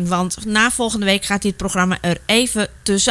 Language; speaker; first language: Dutch; native; Dutch